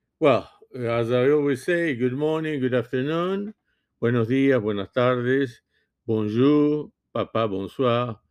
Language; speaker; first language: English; non-native, fluent; French